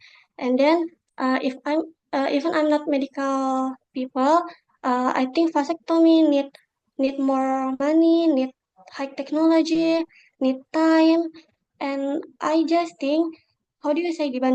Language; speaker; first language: English; non-native, local second language; Indonesian